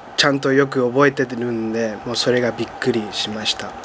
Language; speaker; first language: Japanese; early bilingual, other home language; Spanish